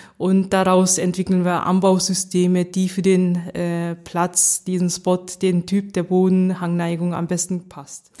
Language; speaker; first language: German; early bilingual, heritage; German